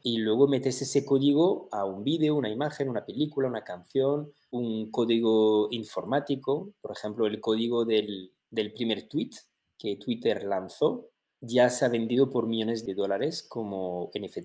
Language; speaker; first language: Spanish; native; Spanish